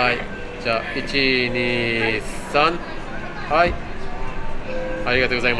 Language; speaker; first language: Japanese; non-native, learner; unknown